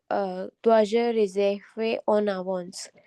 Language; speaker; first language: French; non-native, learner; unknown